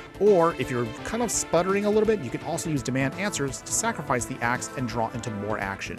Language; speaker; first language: English; native; English